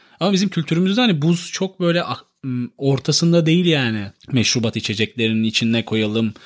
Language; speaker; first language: Turkish; native; Turkish